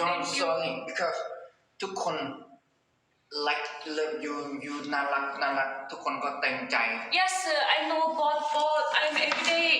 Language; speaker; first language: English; non-native, learner; Thai